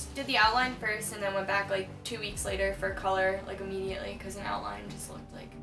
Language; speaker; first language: English; native; English